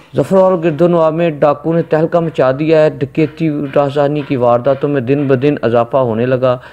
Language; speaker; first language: Hindi; non-native, local second language; Punjabi